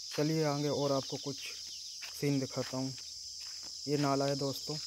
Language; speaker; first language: Hindi; native; Hindi